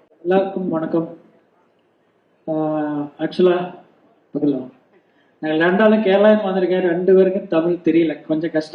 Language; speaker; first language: Tamil; non-native, learner; Malayalam